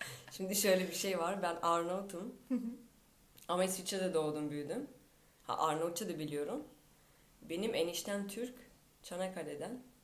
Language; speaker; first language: Turkish; non-native, fluent; Albanian